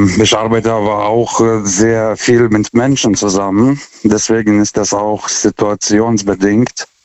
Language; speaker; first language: German; non-native, fluent; Lithuanian